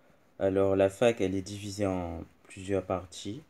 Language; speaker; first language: French; native; French